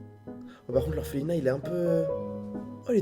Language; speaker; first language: French; native; French